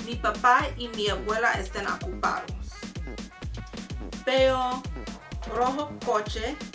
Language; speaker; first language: Spanish; non-native, learner; English